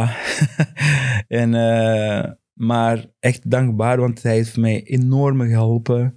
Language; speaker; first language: Dutch; non-native, fluent; Portuguese